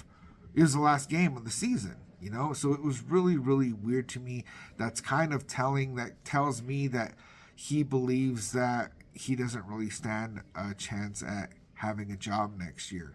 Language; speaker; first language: English; native; English